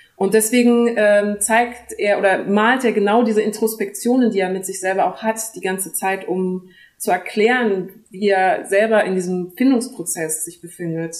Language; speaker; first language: German; early bilingual, other home language; French